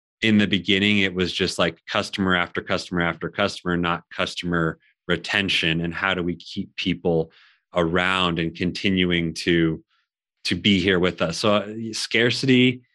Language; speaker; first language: English; native; English